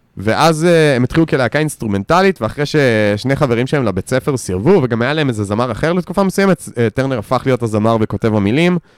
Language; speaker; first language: Hebrew; native; Hebrew